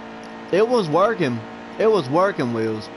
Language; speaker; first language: English; native; English